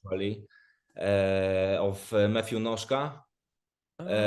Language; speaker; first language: English; non-native, learner; Polish